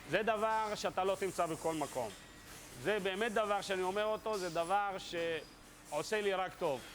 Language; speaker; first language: Hebrew; non-native, local second language; Arabic